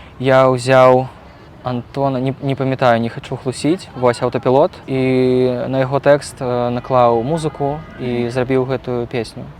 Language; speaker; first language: Belarusian; non-native, local second language; Russian